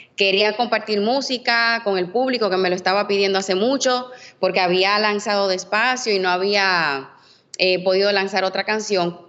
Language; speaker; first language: Spanish; native; Spanish